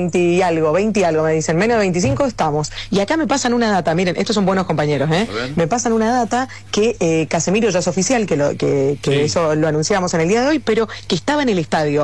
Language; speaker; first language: Spanish; native; Spanish